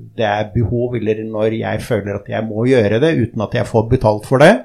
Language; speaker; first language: Norwegian; early bilingual, other home language; Arabic